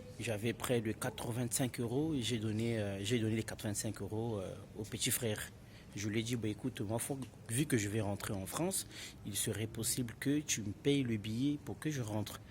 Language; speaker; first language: French; non-native, local second language; Lingala